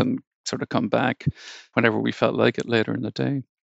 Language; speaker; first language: English; native; English